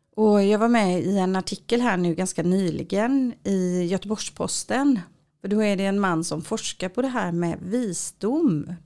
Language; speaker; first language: Swedish; native; Swedish